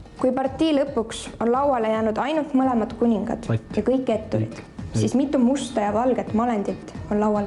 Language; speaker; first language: Estonian; native; Estonian